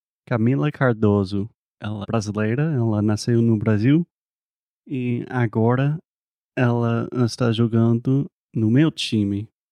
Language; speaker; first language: Portuguese; non-native, fluent; English